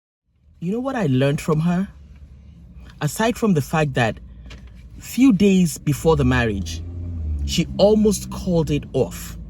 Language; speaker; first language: English; non-native, local second language; Yoruba